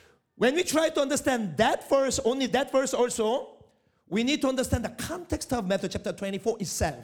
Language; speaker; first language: English; non-native, fluent; Korean